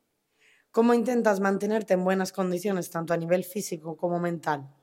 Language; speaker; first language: Spanish; native; Spanish